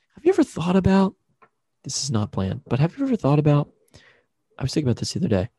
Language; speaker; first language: English; native; English